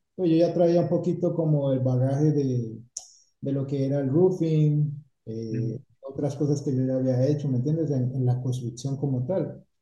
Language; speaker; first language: Spanish; native; Spanish